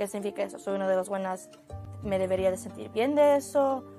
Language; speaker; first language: Spanish; early bilingual, heritage; Spanish